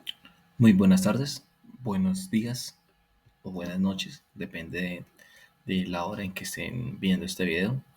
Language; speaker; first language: Spanish; native; Spanish